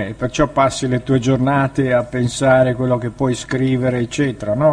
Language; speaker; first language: Italian; native; Italian